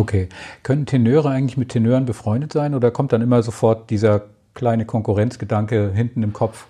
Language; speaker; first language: German; native; German